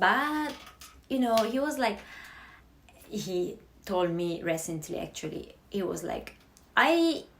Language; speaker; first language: English; non-native, fluent; Italian